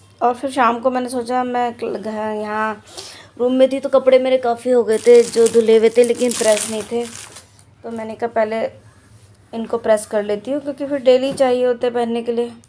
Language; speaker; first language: Hindi; native; Hindi